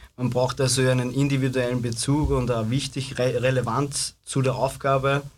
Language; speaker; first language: German; native; German